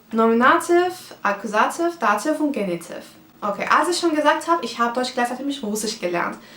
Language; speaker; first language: German; non-native, fluent; Turkish